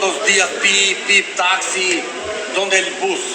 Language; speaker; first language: Spanish; non-native, learner; Albanian